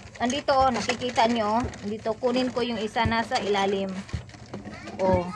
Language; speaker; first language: Filipino; non-native, local second language; Cebuano